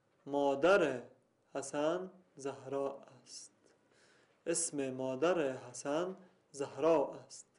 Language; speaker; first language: Persian; non-native, learner; Arabic